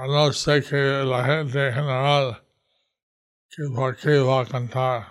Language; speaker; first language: Spanish; non-native, learner; English